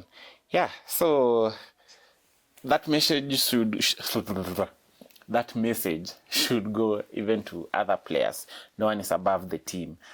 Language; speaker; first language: English; non-native, local second language; Swahili